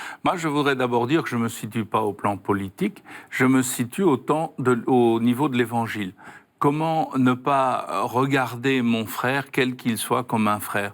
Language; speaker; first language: French; native; French